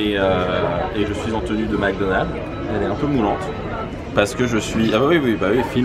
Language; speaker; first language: French; native; French